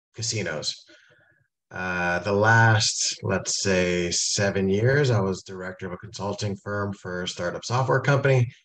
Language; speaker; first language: English; native; English